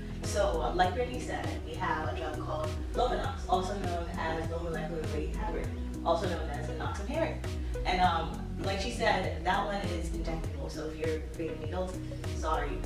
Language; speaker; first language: English; native; English